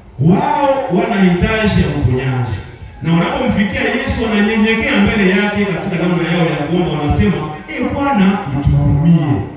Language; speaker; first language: Swahili; non-native, local second language; Nande